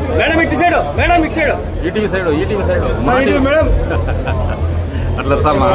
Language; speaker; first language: Telugu; native; Telugu